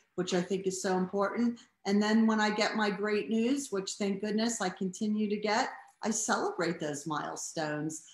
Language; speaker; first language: English; native; English